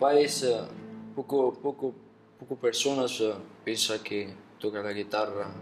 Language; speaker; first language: Spanish; non-native, learner; Arabic